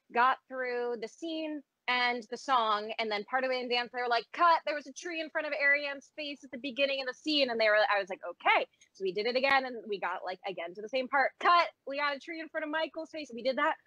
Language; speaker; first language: English; native; English